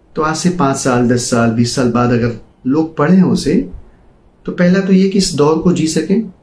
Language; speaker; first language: Hindi; native; Hindi